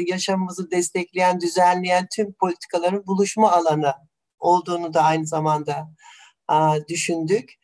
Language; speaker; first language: Turkish; native; Turkish